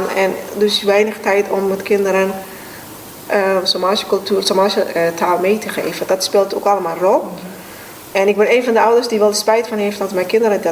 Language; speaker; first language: Dutch; non-native, fluent; Somali